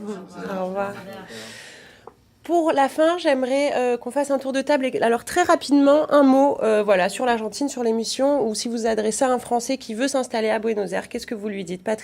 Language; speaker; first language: French; native; French